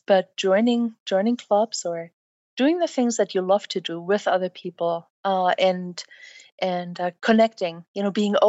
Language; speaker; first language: English; non-native, fluent; German